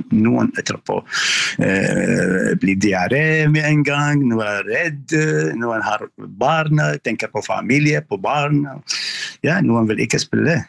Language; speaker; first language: Norwegian; non-native, fluent; Arabic